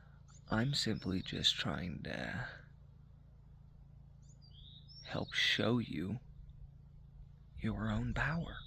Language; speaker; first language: English; native; English